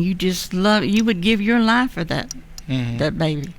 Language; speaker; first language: English; native; English